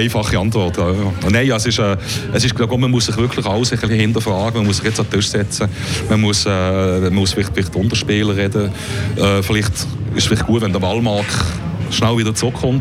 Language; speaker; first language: German; native; German